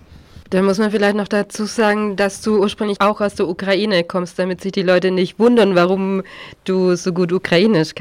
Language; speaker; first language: German; native; German